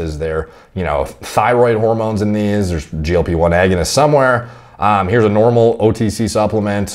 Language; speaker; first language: English; native; English